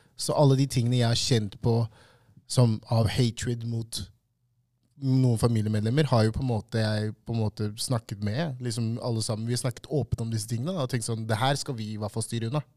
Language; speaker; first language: Norwegian; early bilingual, other home language; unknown